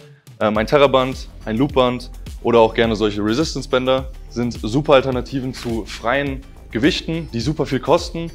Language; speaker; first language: German; native; German